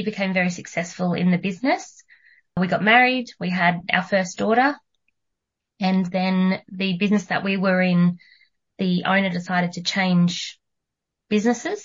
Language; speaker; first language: English; native; English